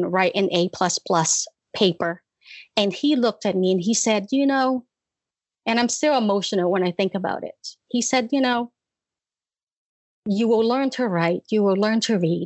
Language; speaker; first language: English; early bilingual, other home language; Khmer